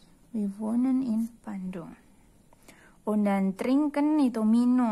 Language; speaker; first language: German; non-native, fluent; Indonesian